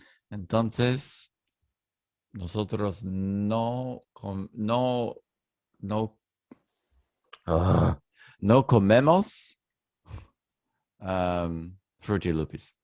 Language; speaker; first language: Spanish; non-native, learner; English